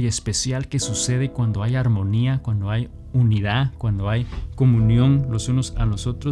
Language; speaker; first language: Spanish; native; Spanish